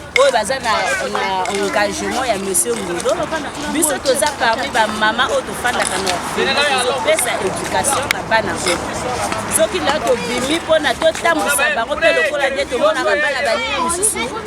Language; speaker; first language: Lingala; native; Lingala